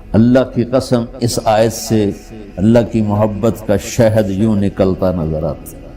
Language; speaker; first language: Urdu; non-native, local second language; Punjabi